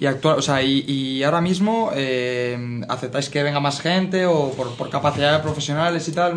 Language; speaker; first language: Spanish; native; Spanish